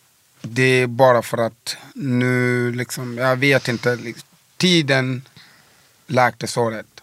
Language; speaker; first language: Swedish; early bilingual, other home language; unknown